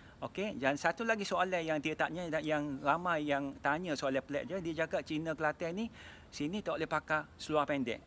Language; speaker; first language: Malay; non-native, local second language; Min Nan Chinese